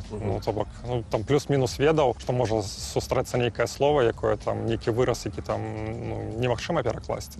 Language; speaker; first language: Belarusian; non-native, local second language; Russian